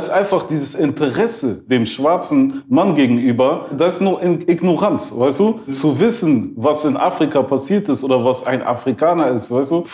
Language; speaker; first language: German; early bilingual, other home language; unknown